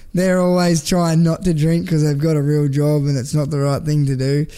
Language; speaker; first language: English; native; English